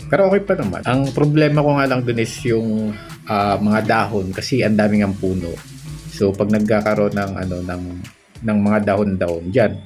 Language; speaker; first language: Filipino; non-native, local second language; Bikol